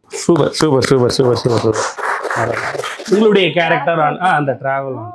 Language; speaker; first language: Tamil; native; Tamil